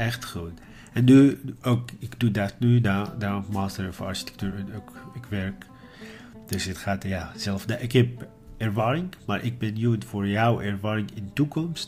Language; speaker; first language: Dutch; non-native, learner; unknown